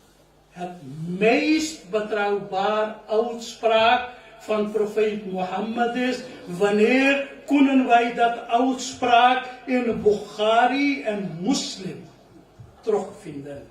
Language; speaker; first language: Dutch; non-native, learner; Urdu